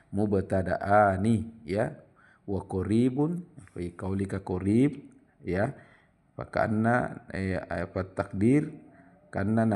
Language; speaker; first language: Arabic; non-native, fluent; Indonesian